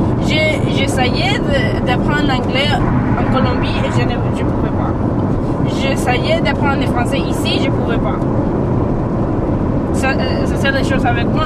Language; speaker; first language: French; non-native, learner; Spanish